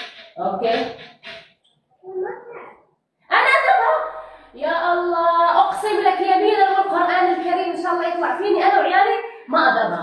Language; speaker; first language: Arabic; non-native, local second language; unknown